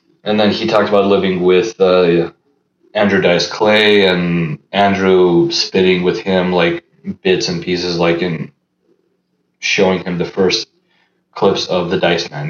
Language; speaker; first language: English; early bilingual, other home language; Russian